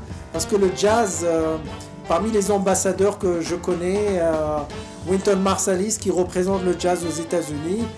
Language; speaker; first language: French; native; French